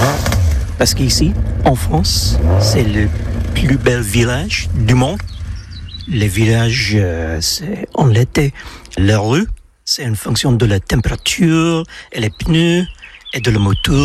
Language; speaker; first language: French; non-native, learner; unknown